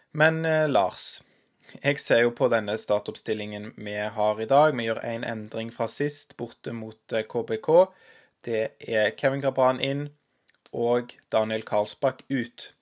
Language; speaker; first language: Norwegian; native; Norwegian